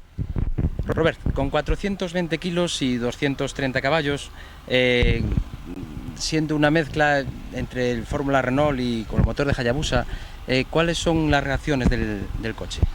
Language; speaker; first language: Spanish; native; Spanish